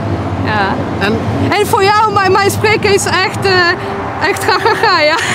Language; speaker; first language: Dutch; non-native, learner; Polish